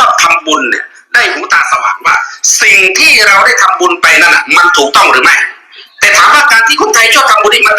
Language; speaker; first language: Thai; native; Thai